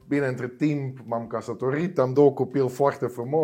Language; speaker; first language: Romanian; non-native, learner; Dutch